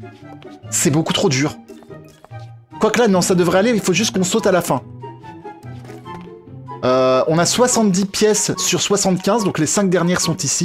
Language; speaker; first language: French; native; French